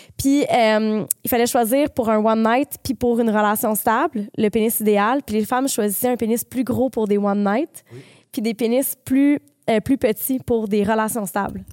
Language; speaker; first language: French; native; French